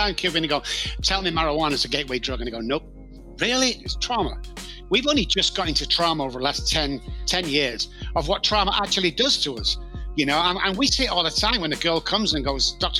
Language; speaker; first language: English; native; English